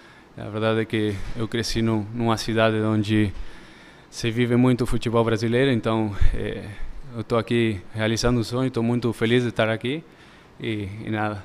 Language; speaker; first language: Portuguese; early bilingual, heritage; Spanish